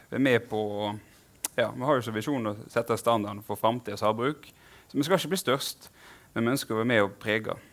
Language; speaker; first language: Norwegian; native; Norwegian